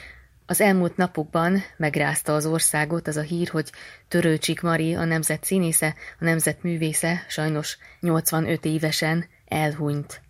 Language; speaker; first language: Hungarian; native; Hungarian